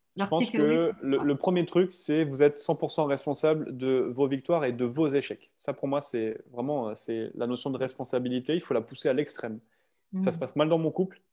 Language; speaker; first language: French; native; French